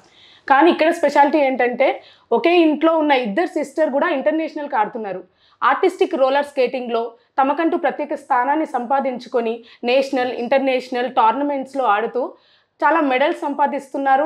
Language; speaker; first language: Telugu; native; Telugu